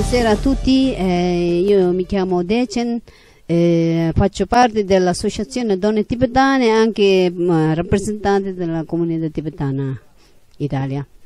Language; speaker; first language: Italian; non-native, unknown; Tibetan